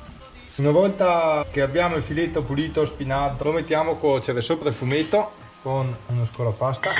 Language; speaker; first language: Italian; native; Italian